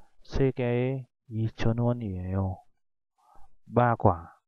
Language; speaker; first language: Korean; non-native, fluent; Vietnamese